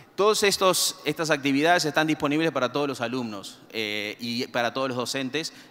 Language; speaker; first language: Spanish; native; Spanish